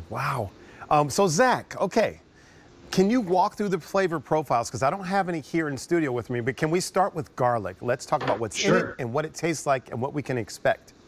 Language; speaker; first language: English; native; English